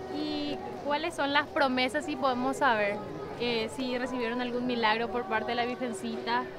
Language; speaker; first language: Spanish; native; Spanish